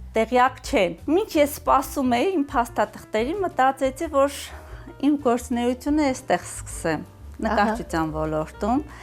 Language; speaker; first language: Armenian; native; Armenian